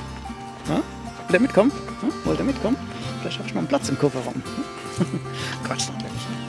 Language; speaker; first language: German; native; German